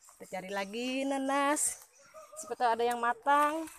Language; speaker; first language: Indonesian; non-native, local second language; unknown